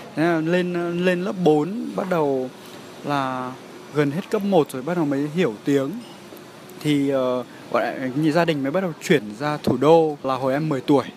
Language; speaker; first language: Vietnamese; early bilingual, heritage; Vietnamese